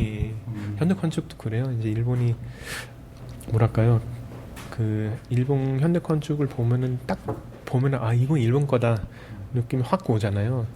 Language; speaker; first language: Korean; early bilingual, heritage; Korean